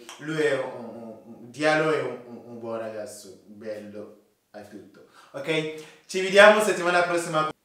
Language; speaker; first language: Italian; non-native, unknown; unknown